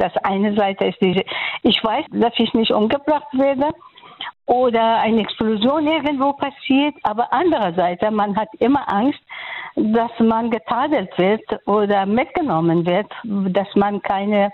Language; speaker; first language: German; non-native, fluent; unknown